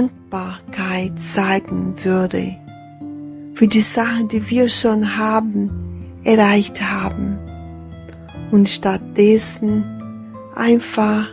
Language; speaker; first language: German; non-native, fluent; Portuguese